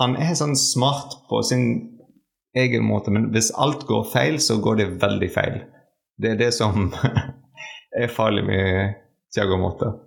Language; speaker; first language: Norwegian; non-native, fluent; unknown